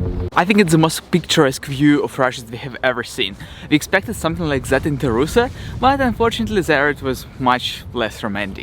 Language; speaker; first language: English; non-native, fluent; Russian